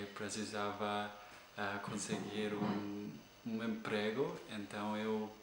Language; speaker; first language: Portuguese; non-native, fluent; English